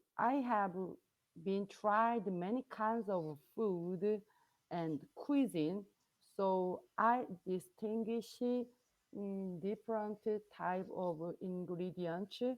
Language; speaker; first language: English; non-native, learner; Korean